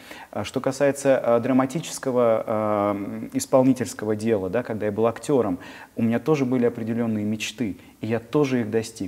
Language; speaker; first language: Russian; native; Russian